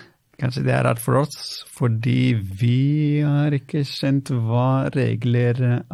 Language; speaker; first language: Norwegian; non-native, fluent; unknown